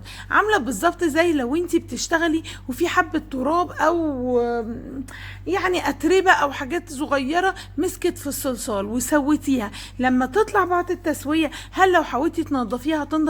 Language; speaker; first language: Arabic; native; Arabic